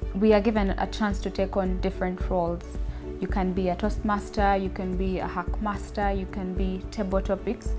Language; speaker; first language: English; non-native, local second language; Ganda